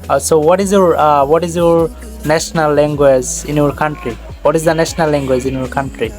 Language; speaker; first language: English; non-native, learner; Bangla